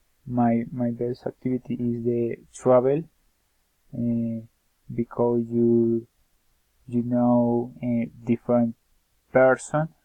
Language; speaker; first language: English; non-native, learner; Spanish